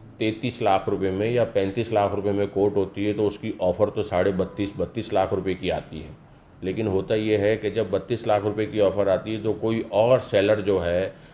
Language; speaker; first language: Urdu; native; Urdu